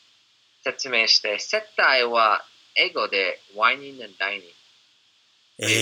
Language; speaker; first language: Japanese; non-native, fluent; English